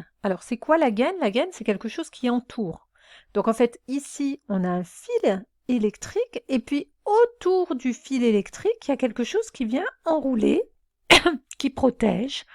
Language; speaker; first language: French; native; French